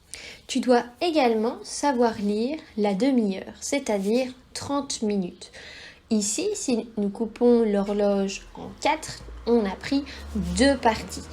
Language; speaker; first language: French; native; French